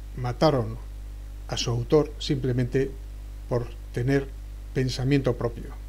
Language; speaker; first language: Spanish; native; Spanish